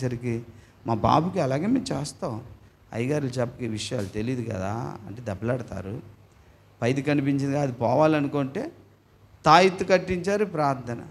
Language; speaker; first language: Telugu; native; Telugu